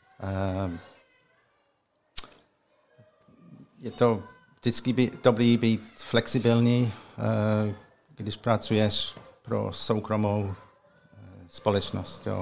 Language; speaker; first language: Czech; non-native, learner; English